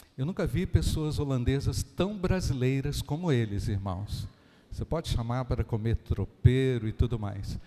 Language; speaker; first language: Portuguese; native; Portuguese